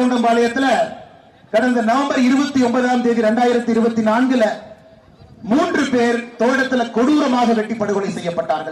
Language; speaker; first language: Tamil; native; Tamil